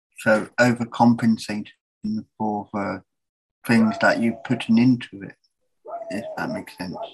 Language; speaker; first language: English; native; English